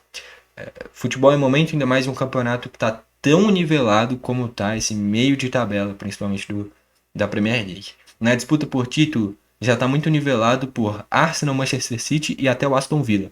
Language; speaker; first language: Portuguese; native; Portuguese